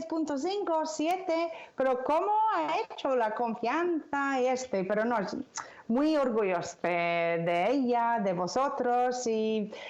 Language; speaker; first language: Spanish; non-native, fluent; English